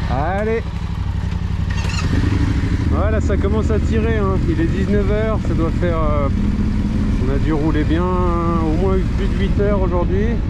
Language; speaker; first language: French; native; French